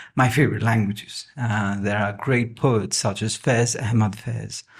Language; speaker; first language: English; non-native, local second language; Nepali